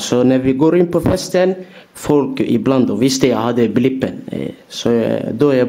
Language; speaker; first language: Swedish; early bilingual, other home language; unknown